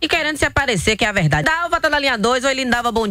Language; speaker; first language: Portuguese; native; Portuguese